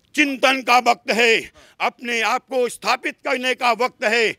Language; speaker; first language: Hindi; native; Hindi